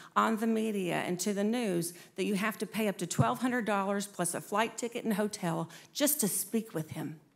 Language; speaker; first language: English; native; English